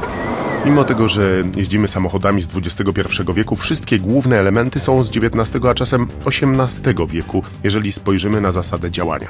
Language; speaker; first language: Polish; native; Polish